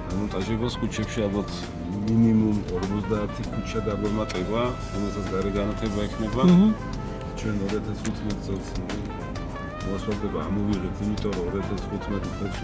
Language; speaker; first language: Georgian; native; Georgian